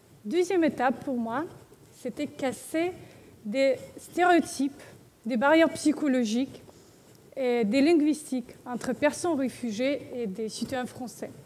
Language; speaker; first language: French; non-native, learner; Russian